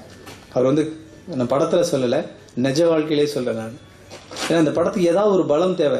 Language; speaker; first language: Tamil; native; Tamil